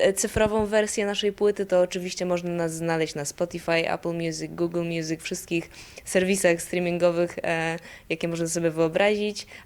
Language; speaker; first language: Polish; native; Polish